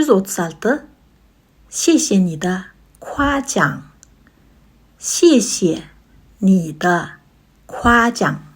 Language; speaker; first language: Chinese; non-native, fluent; Kazakh